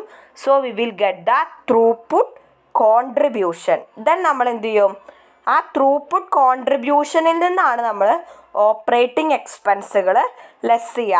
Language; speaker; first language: Malayalam; native; Malayalam